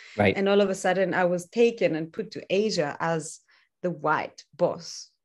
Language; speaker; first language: English; non-native, fluent; Greek